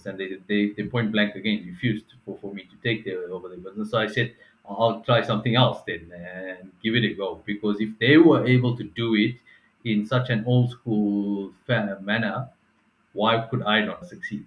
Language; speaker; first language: English; native; English